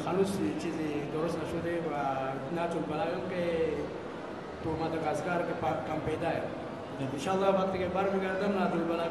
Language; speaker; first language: Persian; non-native, learner; Malagasy